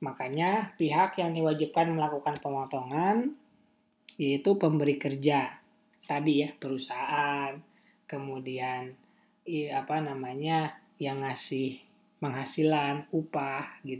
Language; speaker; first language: Indonesian; native; Indonesian